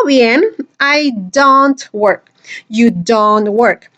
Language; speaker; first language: English; non-native, fluent; Spanish